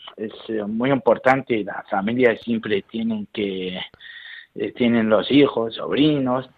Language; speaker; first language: Spanish; non-native, learner; Arabic